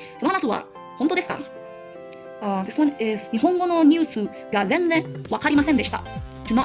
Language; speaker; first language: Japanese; non-native, learner; English